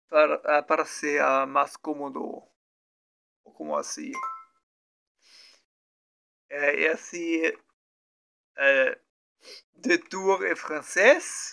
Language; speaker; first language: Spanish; non-native, learner; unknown